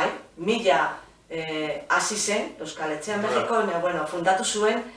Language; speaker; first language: Basque; non-native, local second language; Spanish